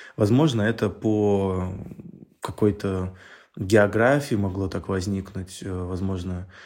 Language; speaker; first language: Russian; native; Russian